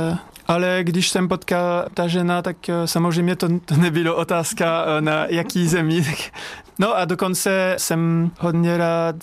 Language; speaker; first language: Czech; non-native, learner; French